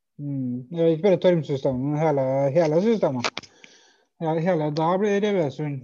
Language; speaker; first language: Norwegian; native; Norwegian